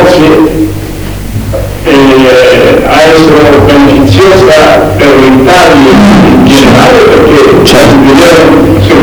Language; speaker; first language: Italian; non-native, learner; Spanish